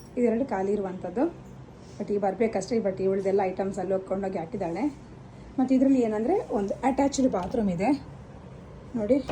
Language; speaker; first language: Kannada; non-native, local second language; Tulu